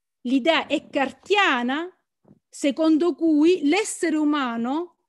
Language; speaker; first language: Italian; native; Italian